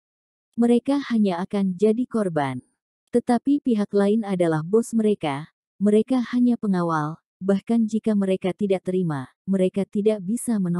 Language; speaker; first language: Indonesian; native; Indonesian